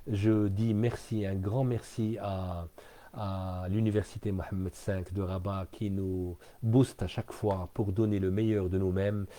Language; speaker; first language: French; non-native, local second language; Arabic